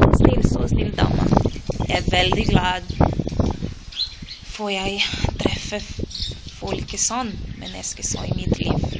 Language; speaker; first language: Norwegian; non-native, learner; Portuguese